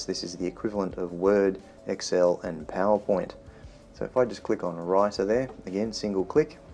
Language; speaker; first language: English; native; English